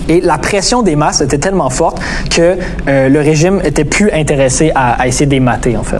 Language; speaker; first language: French; native; French